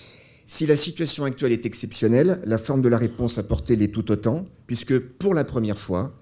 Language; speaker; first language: French; native; French